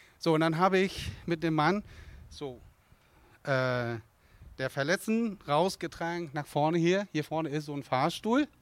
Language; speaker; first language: German; non-native, fluent; Vietnamese